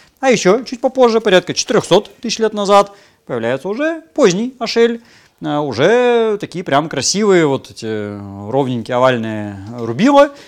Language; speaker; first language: Russian; native; Russian